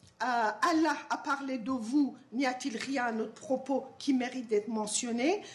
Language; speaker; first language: French; non-native, fluent; Persian